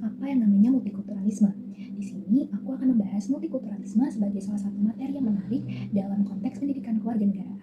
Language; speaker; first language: Indonesian; native; Indonesian